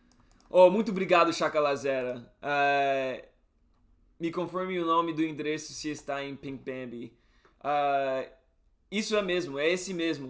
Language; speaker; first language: Portuguese; non-native, fluent; English